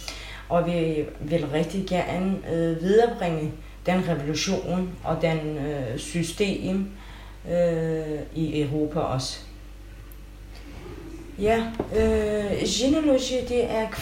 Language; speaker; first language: Danish; non-native, fluent; Kurdish